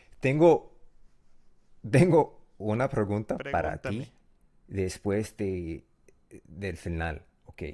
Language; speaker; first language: Spanish; non-native, learner; English